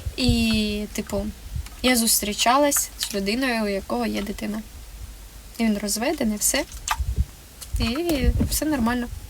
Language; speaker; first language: Ukrainian; non-native, local second language; Russian